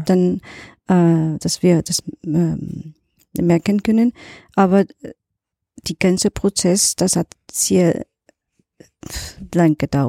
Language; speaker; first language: German; non-native, learner; Portuguese